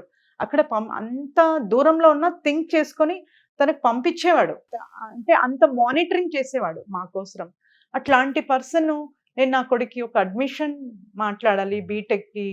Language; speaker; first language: Telugu; native; Telugu